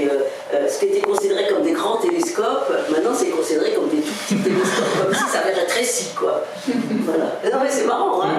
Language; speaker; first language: French; native; French